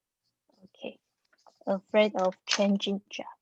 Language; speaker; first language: English; non-native, learner; Chinese